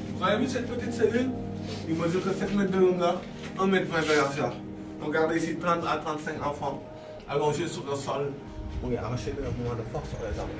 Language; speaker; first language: French; non-native, local second language; Wolof